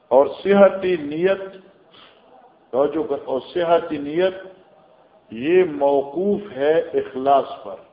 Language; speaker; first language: Urdu; non-native, local second language; Northern Hindko